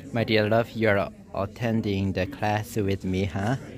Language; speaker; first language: English; non-native, fluent; Korean